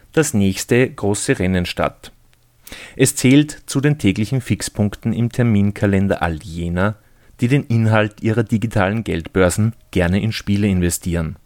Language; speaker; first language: German; native; German